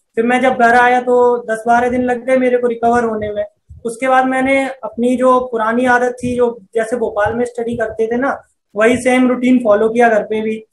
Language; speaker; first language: Hindi; native; Hindi